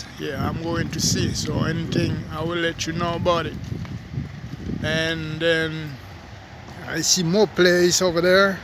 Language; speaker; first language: English; non-native, fluent; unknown